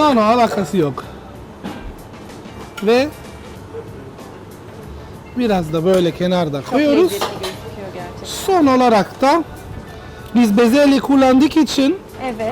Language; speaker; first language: Turkish; non-native, learner; Italian